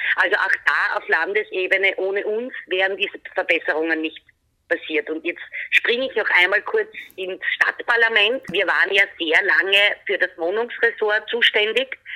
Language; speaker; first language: German; native; German